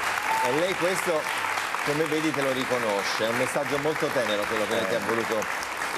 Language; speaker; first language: Italian; native; Italian